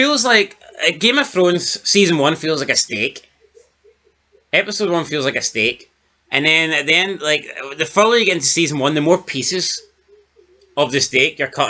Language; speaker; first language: English; native; English